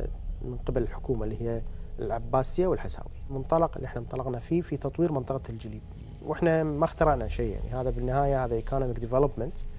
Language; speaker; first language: Arabic; native; Arabic